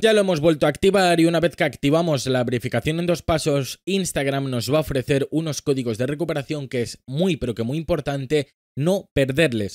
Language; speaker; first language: Spanish; native; Spanish